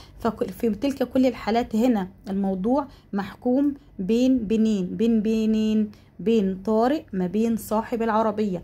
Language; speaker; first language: Arabic; native; Arabic